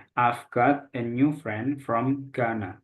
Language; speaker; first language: English; non-native, local second language; Indonesian